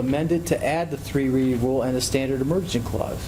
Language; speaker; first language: English; native; English